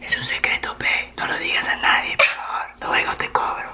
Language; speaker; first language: Spanish; non-native, fluent; English